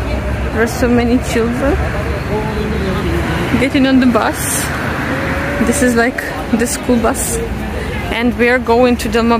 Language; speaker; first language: English; non-native, fluent; Russian